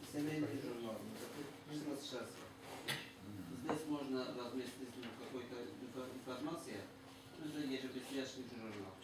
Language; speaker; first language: Russian; non-native, learner; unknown